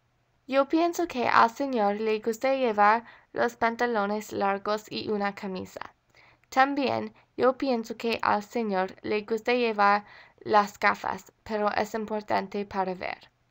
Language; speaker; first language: Spanish; non-native, learner; English